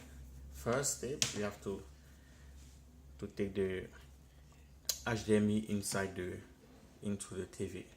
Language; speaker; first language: English; non-native, learner; French